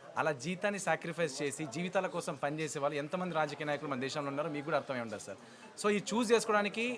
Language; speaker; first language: Telugu; native; Telugu